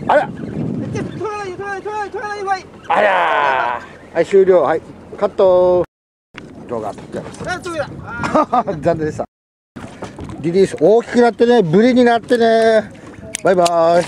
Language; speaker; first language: Japanese; native; Japanese